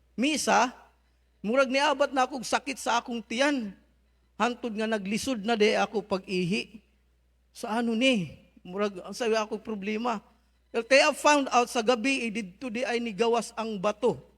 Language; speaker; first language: Cebuano; non-native, local second language; Waray